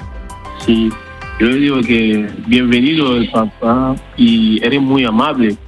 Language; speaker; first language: Spanish; non-native, learner; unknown